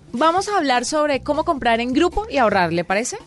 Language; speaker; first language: Spanish; native; Spanish